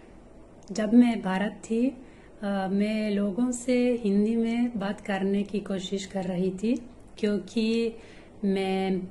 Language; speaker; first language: Hindi; non-native, learner; Italian